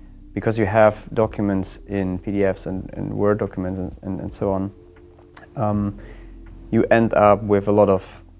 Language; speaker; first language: English; non-native, fluent; German